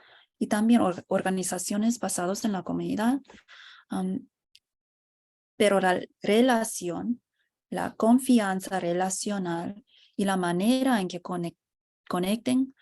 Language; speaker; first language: Spanish; non-native, fluent; English